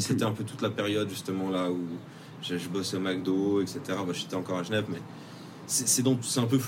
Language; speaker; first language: French; native; French